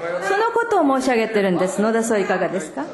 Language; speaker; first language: Japanese; native; Japanese